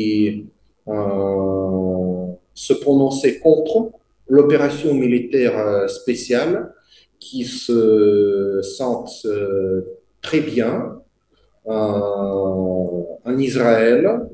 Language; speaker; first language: French; non-native, fluent; Russian